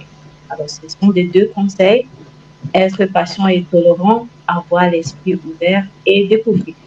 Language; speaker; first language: French; non-native, fluent; Igbo